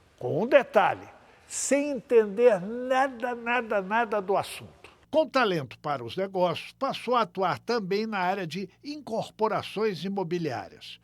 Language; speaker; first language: Portuguese; native; Portuguese